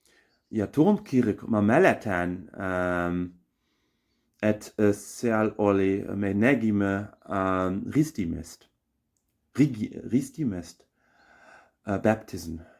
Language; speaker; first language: Estonian; non-native, learner; German